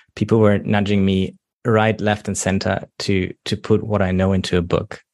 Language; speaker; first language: English; non-native, fluent; German